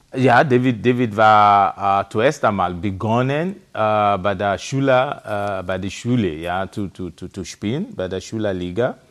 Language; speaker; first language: German; non-native, fluent; Yoruba